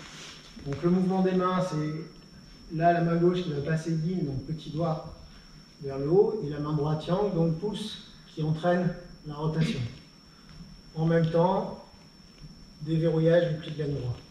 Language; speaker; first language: French; native; French